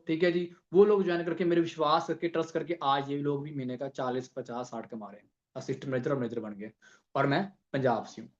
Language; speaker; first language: Hindi; non-native, local second language; Punjabi